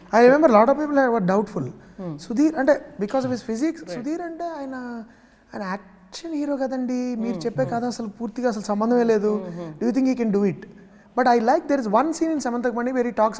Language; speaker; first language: Telugu; native; Telugu